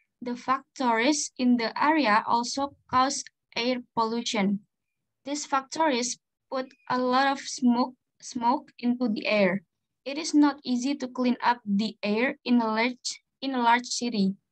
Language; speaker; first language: English; non-native, fluent; Indonesian